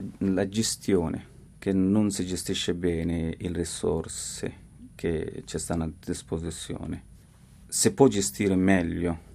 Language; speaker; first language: Italian; non-native, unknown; Persian